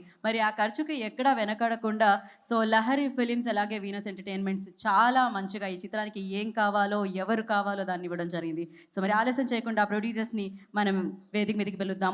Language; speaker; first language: Telugu; native; Telugu